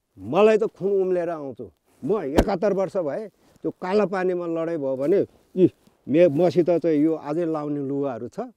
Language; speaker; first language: Nepali; non-native, local second language; Gurung